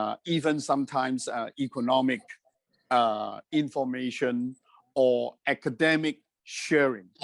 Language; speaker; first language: English; non-native, fluent; Cantonese